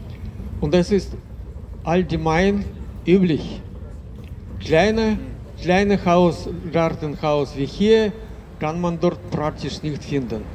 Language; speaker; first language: German; non-native, fluent; Russian